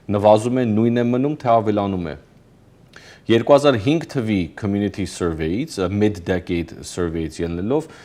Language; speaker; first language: Armenian; early bilingual, heritage; Armenian